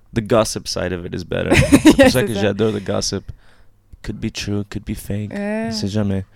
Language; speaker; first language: French; early bilingual, other home language; English